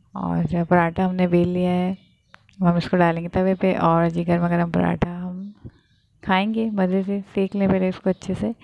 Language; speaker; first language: Urdu; native; Urdu